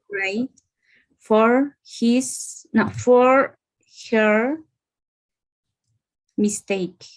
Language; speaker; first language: English; non-native, learner; Spanish